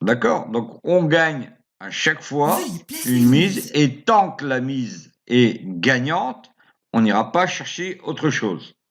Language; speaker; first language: French; native; French